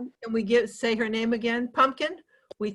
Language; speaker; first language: English; native; English